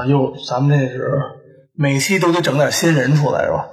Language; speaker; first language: Chinese; native; Chinese